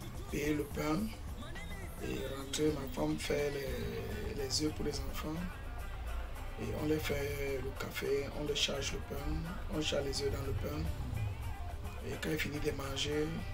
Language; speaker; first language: French; non-native, local second language; English